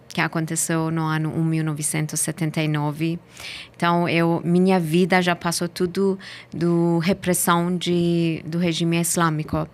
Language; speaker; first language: Portuguese; non-native, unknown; Persian